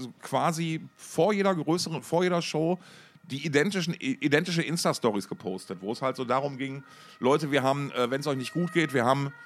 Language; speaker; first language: German; native; German